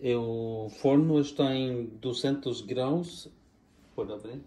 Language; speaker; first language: Portuguese; non-native, fluent; Norwegian